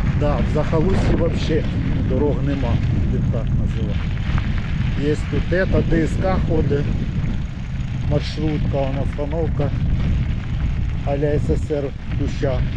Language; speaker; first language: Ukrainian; native; Ukrainian